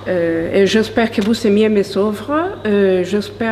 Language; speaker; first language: French; non-native, fluent; Spanish